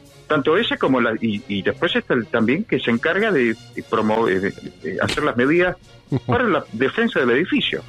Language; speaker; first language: Spanish; native; Spanish